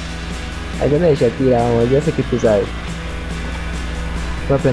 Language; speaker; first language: Spanish; native; Spanish